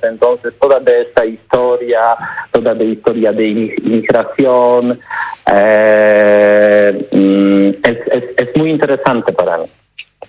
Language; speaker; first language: Spanish; non-native, learner; Polish